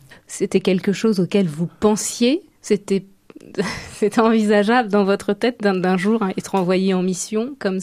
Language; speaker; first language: French; native; French